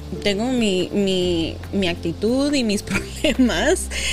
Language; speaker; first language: Spanish; early bilingual, heritage; Spanish